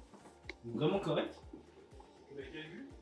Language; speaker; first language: French; native; French